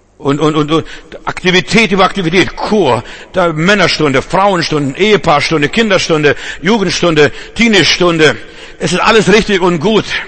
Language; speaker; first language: German; non-native, fluent; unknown